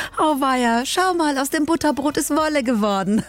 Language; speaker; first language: German; native; German